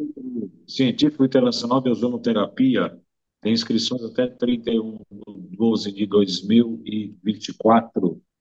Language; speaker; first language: Portuguese; native; Portuguese